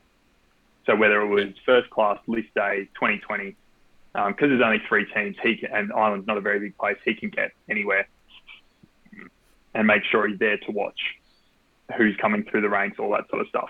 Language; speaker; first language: English; native; English